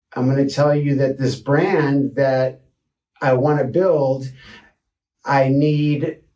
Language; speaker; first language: English; native; English